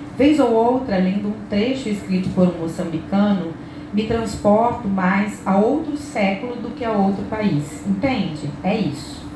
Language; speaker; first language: Portuguese; native; Portuguese